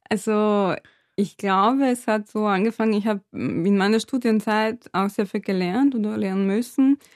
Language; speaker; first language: German; non-native, fluent; Serbian